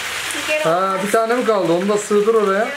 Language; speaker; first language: Turkish; native; Turkish